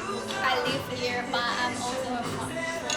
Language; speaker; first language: English; non-native, learner; Chinese